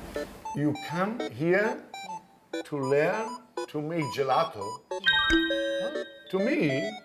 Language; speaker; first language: English; non-native, learner; Italian